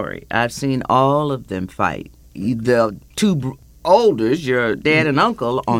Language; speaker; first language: English; native; English